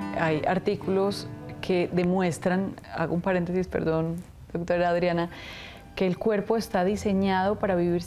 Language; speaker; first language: Spanish; native; Spanish